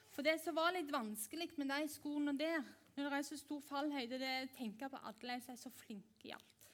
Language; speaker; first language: Norwegian; native; Norwegian